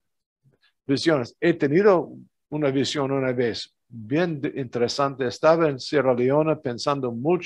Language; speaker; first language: Spanish; non-native, fluent; English